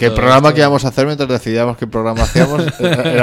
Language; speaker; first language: Spanish; native; Spanish